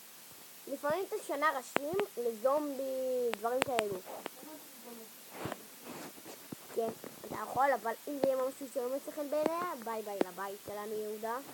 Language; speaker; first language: Hebrew; native; Hebrew